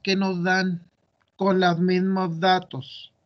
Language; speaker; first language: Spanish; native; Spanish